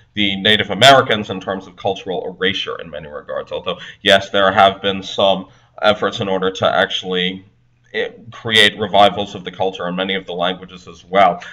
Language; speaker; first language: English; native; English